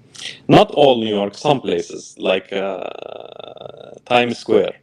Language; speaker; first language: English; non-native, learner; Arabic